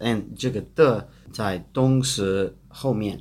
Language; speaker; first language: Chinese; non-native, fluent; English